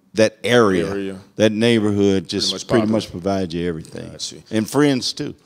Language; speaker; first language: English; native; English